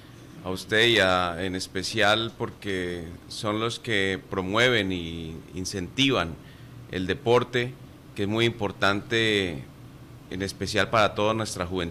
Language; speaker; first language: Spanish; native; Spanish